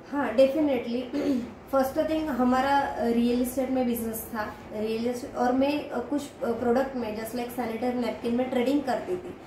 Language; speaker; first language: Hindi; non-native, local second language; Marathi